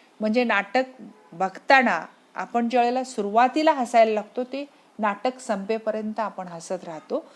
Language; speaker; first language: Marathi; native; Marathi